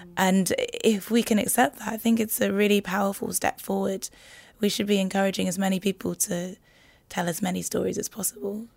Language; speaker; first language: English; native; English